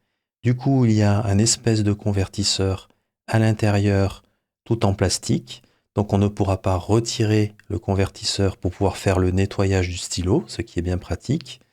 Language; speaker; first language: French; native; French